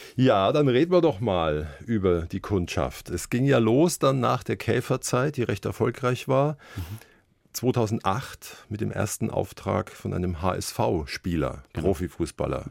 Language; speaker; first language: German; native; German